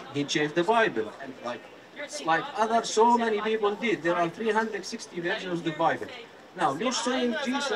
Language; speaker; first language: English; non-native, fluent; Arabic